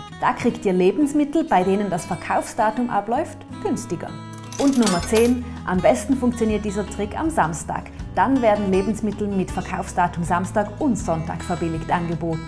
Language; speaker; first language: German; native; German